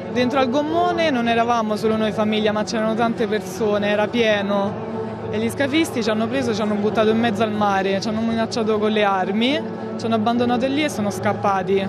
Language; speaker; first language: Italian; early bilingual, other home language; Albanian